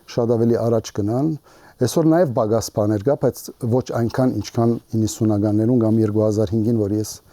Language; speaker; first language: Armenian; early bilingual, heritage; Armenian